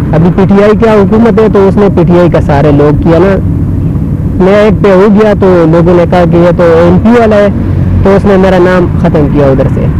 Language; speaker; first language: Urdu; non-native, local second language; Pashto